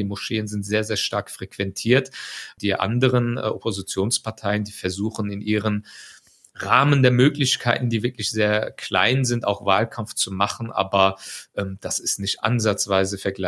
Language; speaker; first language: German; early bilingual, other home language; Turkish